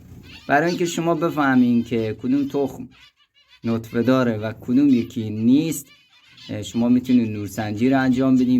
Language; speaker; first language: Persian; native; Persian